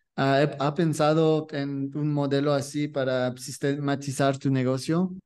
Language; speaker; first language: Spanish; non-native, learner; French